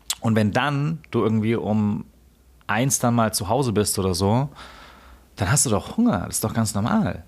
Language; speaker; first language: German; native; German